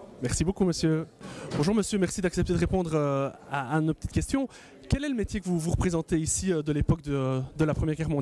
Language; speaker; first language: French; native; French